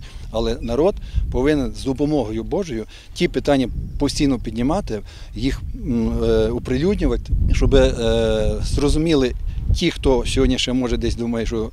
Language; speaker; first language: Ukrainian; native; Ukrainian